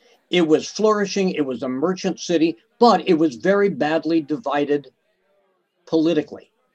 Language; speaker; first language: English; native; English